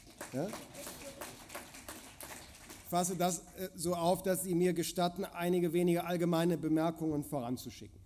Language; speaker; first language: German; native; German